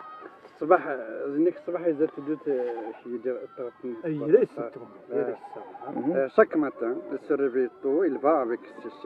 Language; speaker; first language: French; non-native, local second language; Arabic